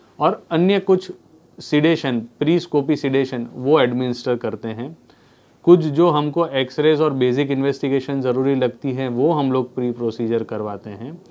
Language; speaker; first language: Hindi; non-native, local second language; Gujarati